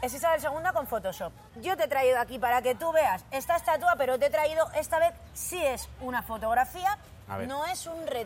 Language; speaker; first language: Spanish; native; Spanish